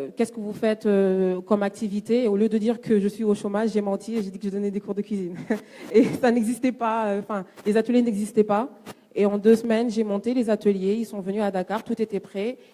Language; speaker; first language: French; native; French